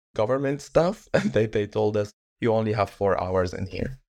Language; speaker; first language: English; non-native, fluent; Arabic